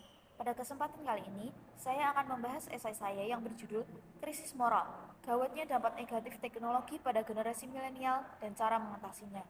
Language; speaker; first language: Indonesian; native; Indonesian